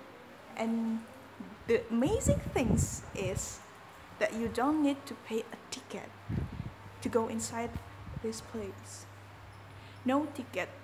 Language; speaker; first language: English; non-native, learner; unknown